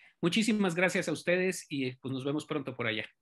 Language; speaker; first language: Spanish; native; Spanish